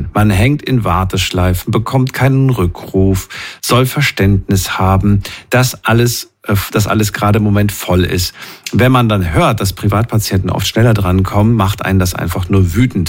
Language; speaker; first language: German; native; German